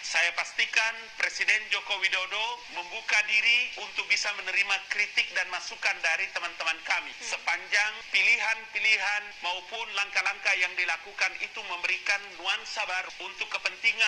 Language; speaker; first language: Indonesian; native; Indonesian